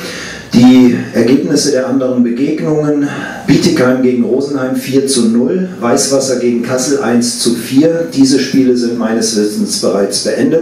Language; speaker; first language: German; native; German